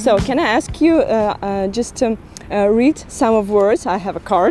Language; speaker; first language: English; non-native, learner; Russian